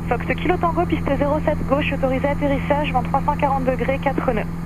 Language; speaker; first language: French; native; French